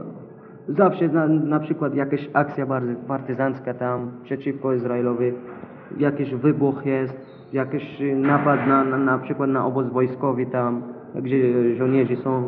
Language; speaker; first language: Polish; non-native, learner; Arabic